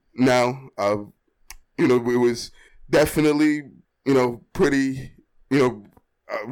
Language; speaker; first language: English; native; English